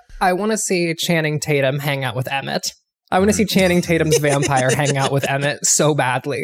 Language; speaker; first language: English; native; English